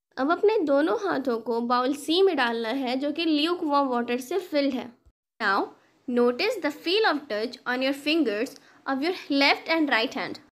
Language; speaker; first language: Hindi; native; Hindi